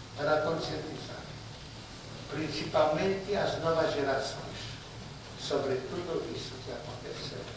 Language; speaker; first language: Portuguese; non-native, fluent; Yiddish